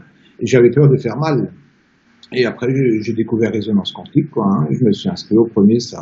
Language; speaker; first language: French; native; French